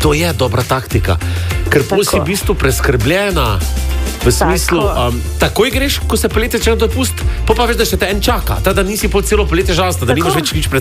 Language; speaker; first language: Slovenian; native; Slovenian